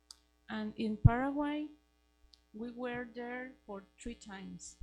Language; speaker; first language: English; non-native, learner; Spanish